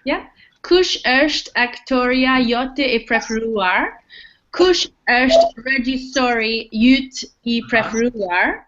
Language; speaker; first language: Albanian; non-native, learner; English